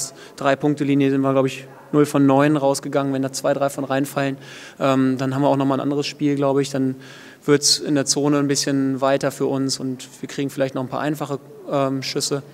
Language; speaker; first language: German; native; German